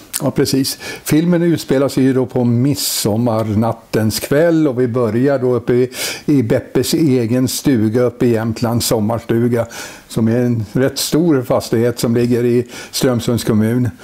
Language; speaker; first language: Swedish; native; Swedish